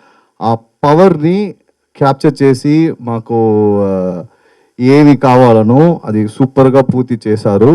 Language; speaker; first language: Telugu; non-native, learner; Tamil